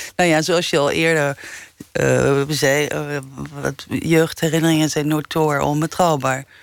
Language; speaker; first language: Dutch; early bilingual, other home language; English